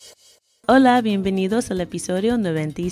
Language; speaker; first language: Spanish; non-native, fluent; English